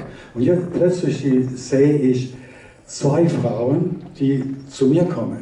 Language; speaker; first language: German; early bilingual, heritage; Italian